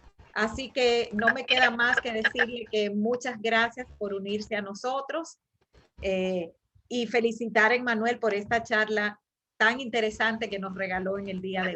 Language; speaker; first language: Spanish; native; Spanish